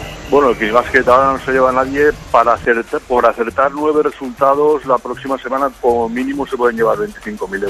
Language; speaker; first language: Spanish; native; Spanish